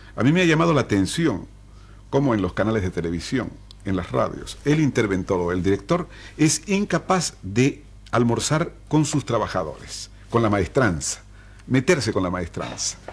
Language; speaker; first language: Spanish; native; Spanish